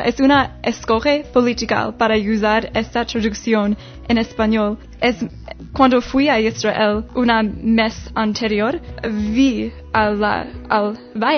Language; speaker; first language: Spanish; non-native, learner; English